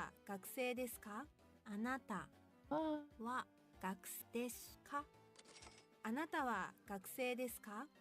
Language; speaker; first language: Japanese; non-native, learner; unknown